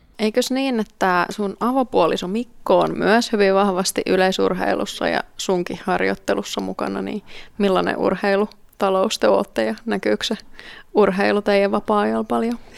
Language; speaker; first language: Finnish; native; Finnish